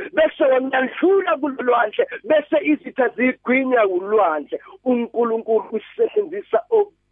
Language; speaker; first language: Zulu; non-native, local second language; Southern Sotho